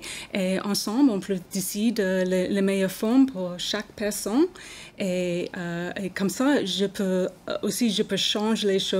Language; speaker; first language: French; non-native, learner; English